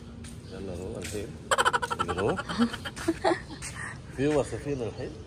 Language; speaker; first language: Arabic; non-native, learner; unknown